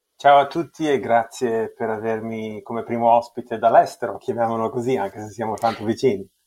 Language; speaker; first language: Italian; early bilingual, heritage; Italian